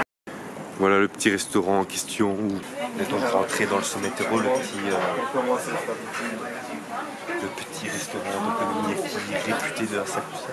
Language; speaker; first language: French; native; French